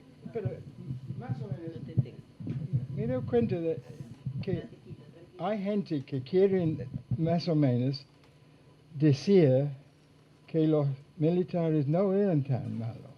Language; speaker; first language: Spanish; non-native, fluent; English